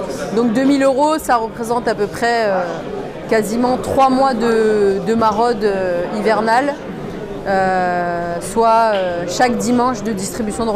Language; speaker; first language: French; native; French